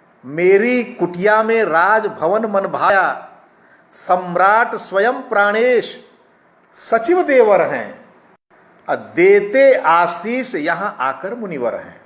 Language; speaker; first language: Hindi; native; Hindi